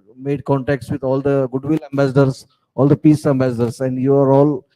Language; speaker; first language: English; non-native, local second language; Marathi